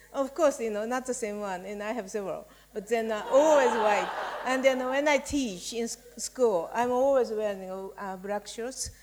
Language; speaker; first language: English; non-native, fluent; Japanese